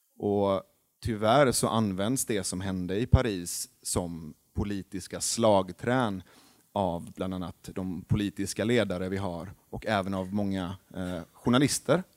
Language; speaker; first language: Swedish; early bilingual, other home language; Persian